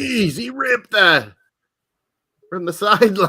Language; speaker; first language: English; native; English